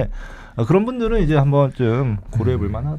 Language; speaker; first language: Korean; native; Korean